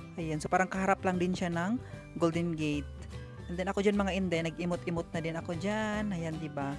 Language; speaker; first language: Filipino; non-native, local second language; Cebuano